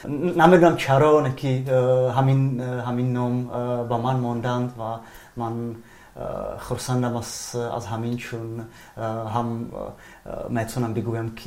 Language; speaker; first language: Persian; non-native, fluent; Czech